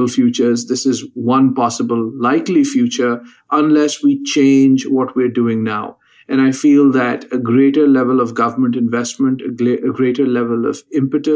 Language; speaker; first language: English; non-native, local second language; Urdu